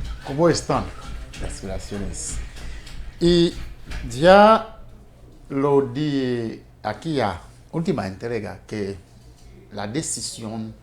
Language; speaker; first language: Spanish; non-native, fluent; Haitian Creole